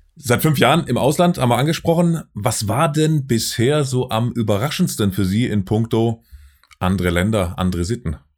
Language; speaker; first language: German; native; German